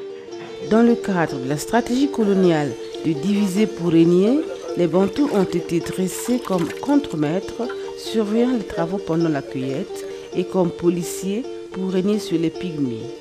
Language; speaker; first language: French; non-native, local second language; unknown